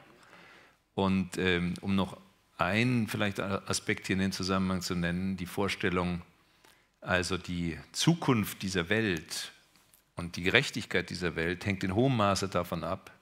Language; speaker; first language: German; native; German